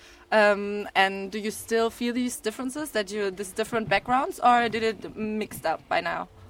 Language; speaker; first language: English; non-native, fluent; German